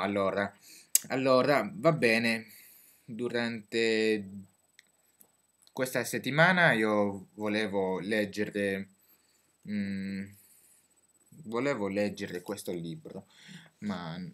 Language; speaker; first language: Italian; non-native, learner; French